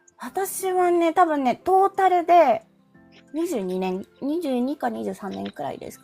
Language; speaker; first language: Japanese; non-native, fluent; Filipino